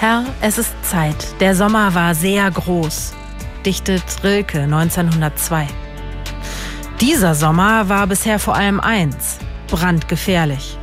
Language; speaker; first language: German; native; German